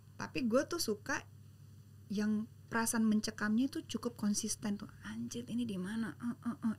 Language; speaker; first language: Indonesian; native; Indonesian